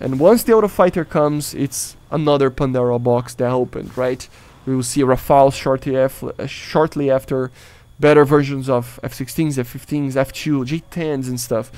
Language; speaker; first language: English; non-native, fluent; Portuguese